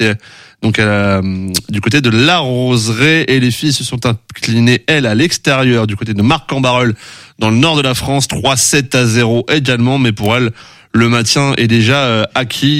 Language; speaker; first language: French; native; French